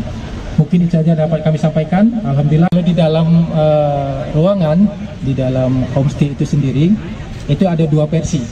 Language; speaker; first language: Indonesian; native; Indonesian